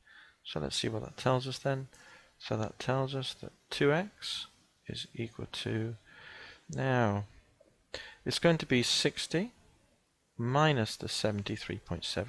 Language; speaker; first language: English; native; English